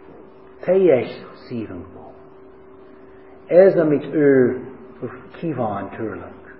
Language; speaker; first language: Hungarian; non-native, fluent; English